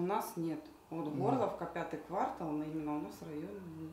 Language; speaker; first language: Russian; native; Russian